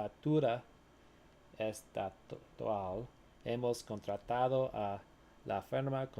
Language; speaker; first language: Spanish; non-native, learner; English